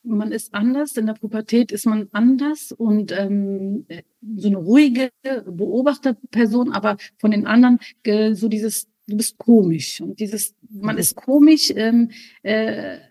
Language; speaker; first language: German; early bilingual, other home language; Arabic